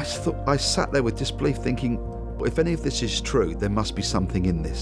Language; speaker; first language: English; native; English